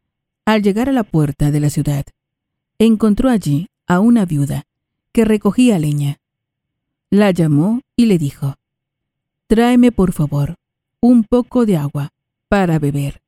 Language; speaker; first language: Spanish; native; Spanish